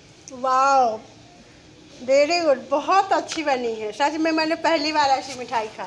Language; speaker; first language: Hindi; native; Hindi